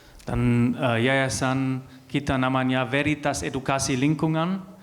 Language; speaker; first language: Indonesian; non-native, learner; German